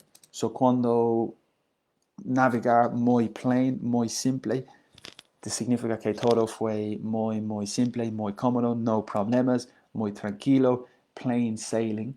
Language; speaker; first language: Spanish; non-native, learner; English